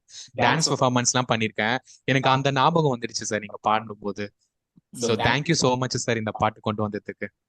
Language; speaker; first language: Tamil; native; Tamil